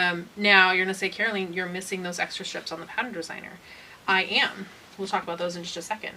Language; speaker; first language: English; native; English